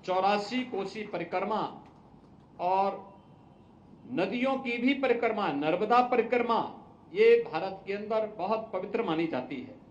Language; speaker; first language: Hindi; native; Hindi